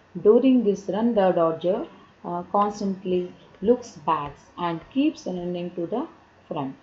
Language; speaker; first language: English; non-native, local second language; Kannada